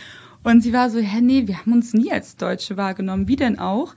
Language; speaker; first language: German; early bilingual, other home language; Russian